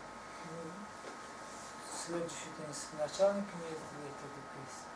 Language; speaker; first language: Russian; non-native, learner; Tajik